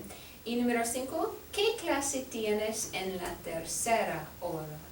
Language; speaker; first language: Spanish; non-native, fluent; English